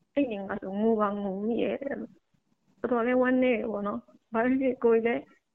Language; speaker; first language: Burmese; native; Burmese